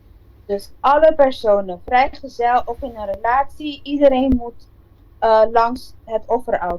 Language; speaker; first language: Dutch; non-native, local second language; Papiamento